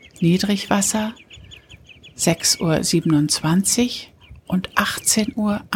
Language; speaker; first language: German; native; German